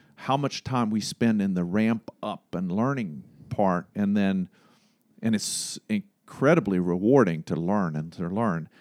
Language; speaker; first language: English; non-native, fluent; Swedish